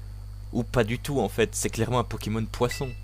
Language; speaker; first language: French; native; French